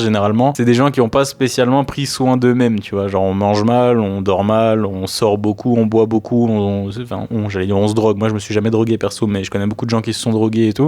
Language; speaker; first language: French; native; French